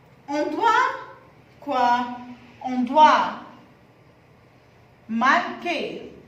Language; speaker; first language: French; non-native, fluent; Arabic